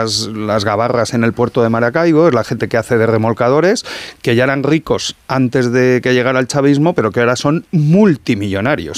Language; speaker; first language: Spanish; native; Spanish